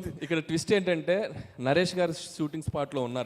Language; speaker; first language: Telugu; native; Telugu